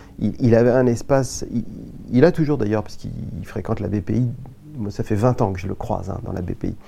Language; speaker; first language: French; native; French